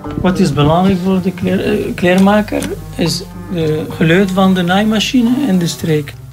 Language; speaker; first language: Dutch; non-native, learner; Arabic